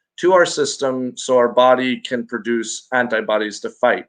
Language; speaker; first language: English; non-native, local second language; Filipino